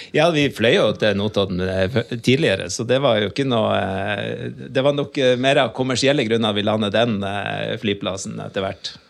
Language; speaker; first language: Norwegian; native; Norwegian